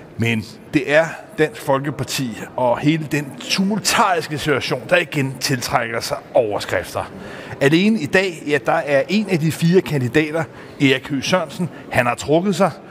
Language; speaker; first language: Danish; native; Danish